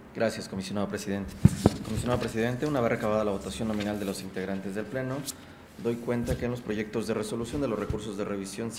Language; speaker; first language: Spanish; native; Spanish